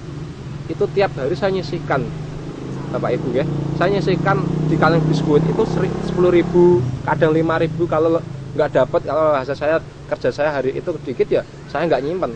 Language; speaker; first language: Indonesian; non-native, local second language; Javanese